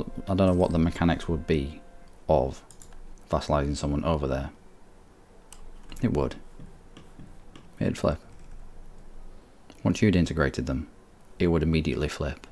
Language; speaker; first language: English; native; English